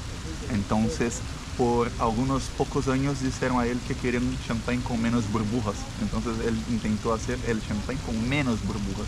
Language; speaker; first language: Spanish; non-native, fluent; Portuguese